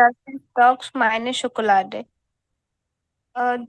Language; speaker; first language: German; non-native, learner; Bangla